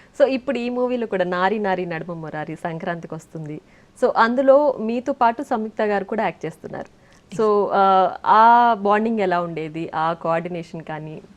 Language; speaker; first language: Telugu; native; Telugu